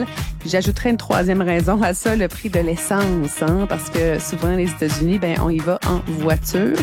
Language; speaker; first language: French; native; French